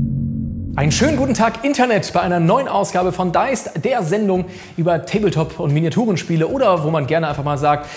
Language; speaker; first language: German; native; German